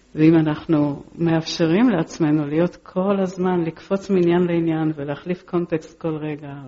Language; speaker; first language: Hebrew; early bilingual, other home language; Polish